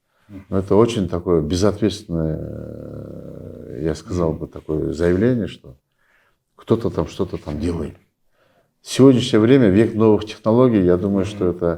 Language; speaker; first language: Russian; non-native, local second language; Kyrgyz